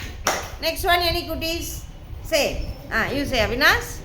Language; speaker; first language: English; non-native, local second language; Tamil